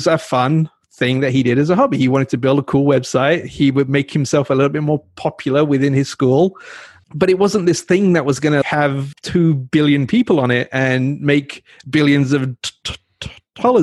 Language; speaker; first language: English; native; English